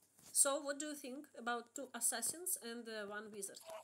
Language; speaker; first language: English; non-native, learner; Russian